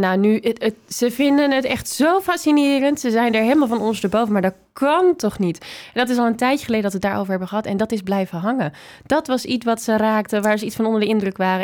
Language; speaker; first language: Dutch; native; Dutch